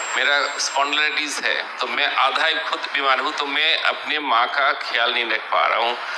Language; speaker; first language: Hindi; non-native, local second language; Bangla